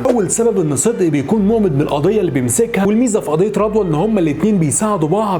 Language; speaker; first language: Arabic; native; Arabic